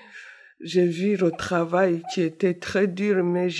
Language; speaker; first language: French; non-native, learner; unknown